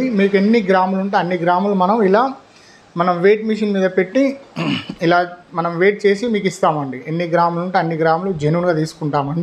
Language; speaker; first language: Telugu; native; Telugu